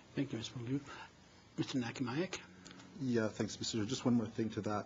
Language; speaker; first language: English; native; English